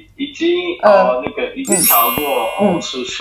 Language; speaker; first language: Chinese; non-native, fluent; Japanese